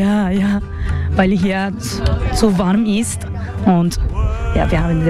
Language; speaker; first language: German; non-native, learner; Spanish